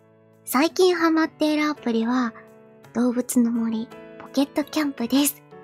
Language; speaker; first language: Japanese; native; Japanese